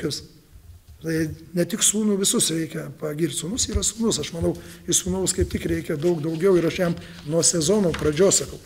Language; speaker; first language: Lithuanian; native; Lithuanian